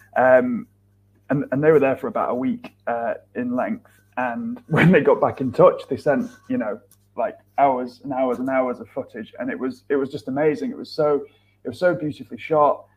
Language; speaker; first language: English; native; English